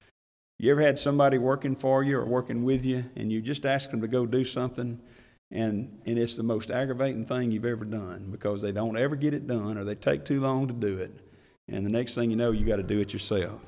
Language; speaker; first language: English; native; English